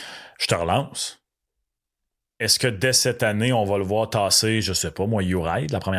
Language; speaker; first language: French; native; French